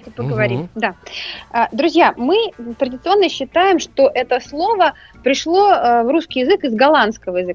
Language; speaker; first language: Russian; native; Russian